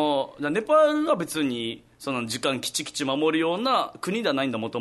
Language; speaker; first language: Japanese; native; Japanese